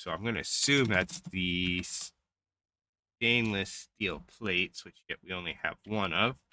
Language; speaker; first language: English; native; English